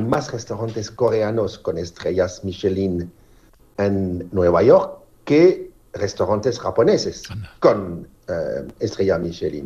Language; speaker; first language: Spanish; non-native, fluent; French